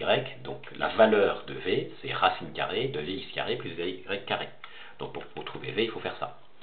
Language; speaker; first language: French; native; French